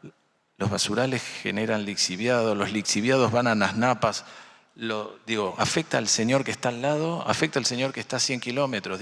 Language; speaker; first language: Spanish; native; Spanish